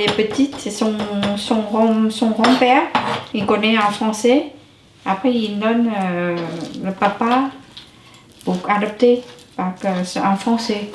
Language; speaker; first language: French; non-native, learner; Vietnamese